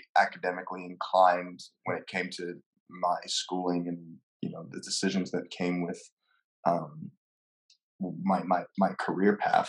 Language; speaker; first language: English; non-native, fluent; French